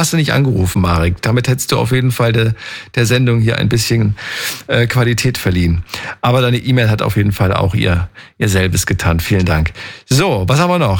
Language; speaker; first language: German; native; German